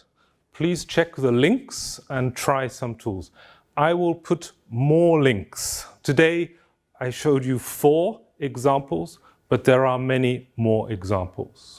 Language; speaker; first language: English; non-native, fluent; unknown